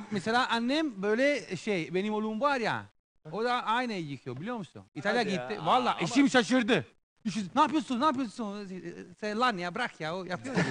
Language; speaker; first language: Turkish; non-native, learner; Italian